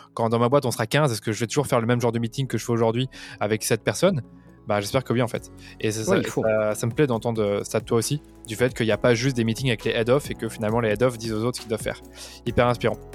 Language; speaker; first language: French; native; French